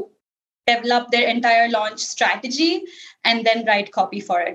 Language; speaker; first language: English; non-native, local second language; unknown